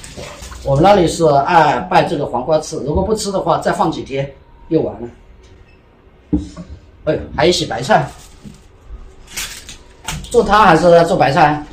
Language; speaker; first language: Chinese; native; Chinese